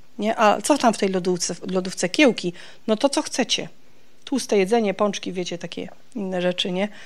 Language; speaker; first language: Polish; native; Polish